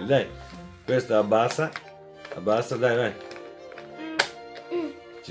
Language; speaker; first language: Italian; non-native, fluent; Russian